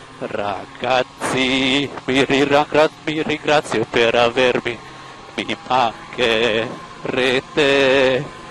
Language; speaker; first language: Italian; non-native, learner; German